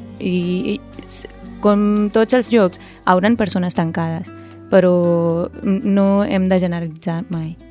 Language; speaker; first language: Catalan; early bilingual, other home language; Punjabi